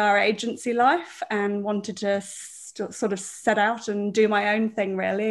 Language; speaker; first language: English; native; English